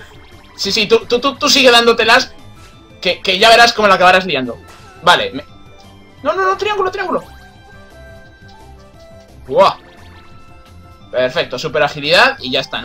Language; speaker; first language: Spanish; native; Spanish